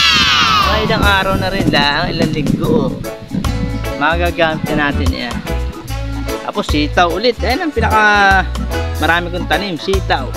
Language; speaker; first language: Filipino; native; Filipino